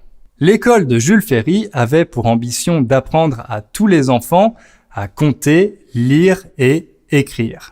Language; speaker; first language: French; native; French